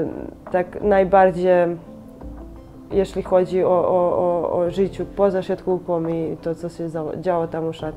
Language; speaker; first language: Polish; non-native, fluent; Serbian